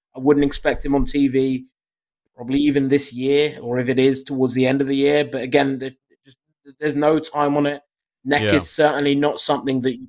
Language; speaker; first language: English; native; English